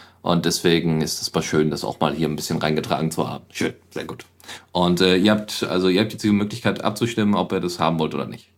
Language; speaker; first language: German; native; German